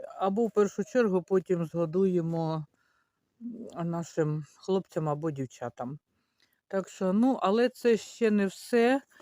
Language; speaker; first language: Ukrainian; native; Ukrainian